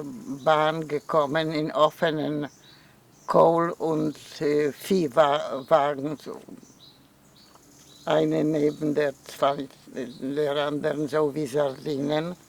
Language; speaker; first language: German; non-native, fluent; Polish